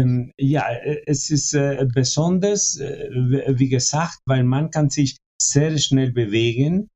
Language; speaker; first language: German; non-native, fluent; Spanish